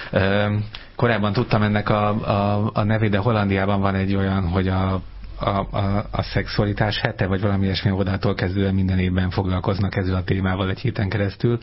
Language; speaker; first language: Hungarian; native; Hungarian